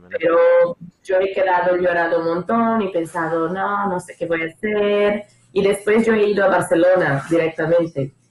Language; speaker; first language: Spanish; non-native, fluent; Portuguese